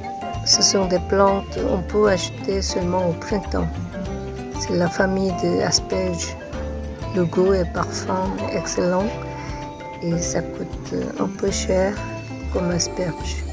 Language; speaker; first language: French; non-native, fluent; Korean